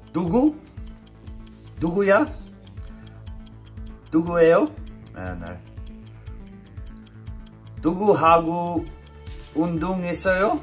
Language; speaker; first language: Korean; non-native, learner; English